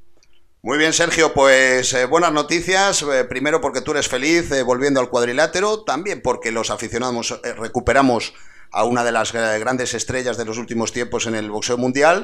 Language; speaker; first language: Spanish; native; Spanish